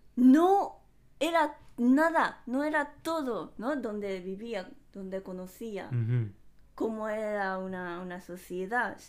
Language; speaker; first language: Spanish; non-native, fluent; Japanese